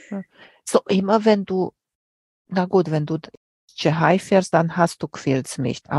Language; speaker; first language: German; non-native, fluent; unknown